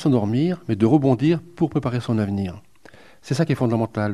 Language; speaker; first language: French; native; French